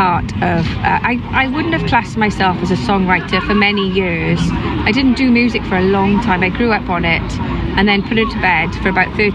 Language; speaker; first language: English; native; English